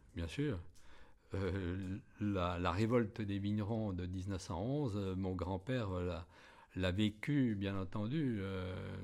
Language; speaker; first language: French; native; French